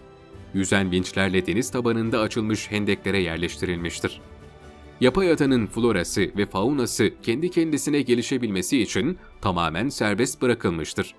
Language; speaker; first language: Turkish; native; Turkish